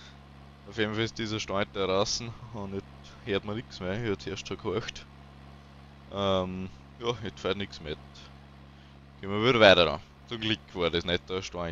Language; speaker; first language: German; native; German